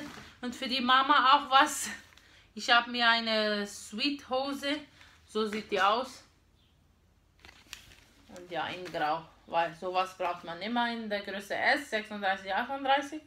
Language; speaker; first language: German; non-native, fluent; Portuguese